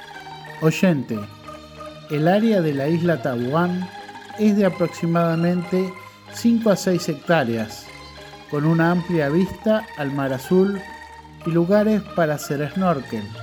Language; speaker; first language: Spanish; non-native, fluent; Indonesian